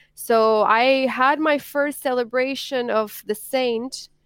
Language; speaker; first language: English; non-native, fluent; Spanish